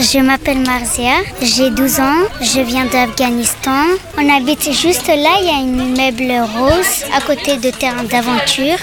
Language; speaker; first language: French; early bilingual, other home language; Persian